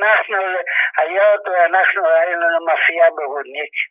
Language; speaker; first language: Hebrew; non-native, fluent; Yiddish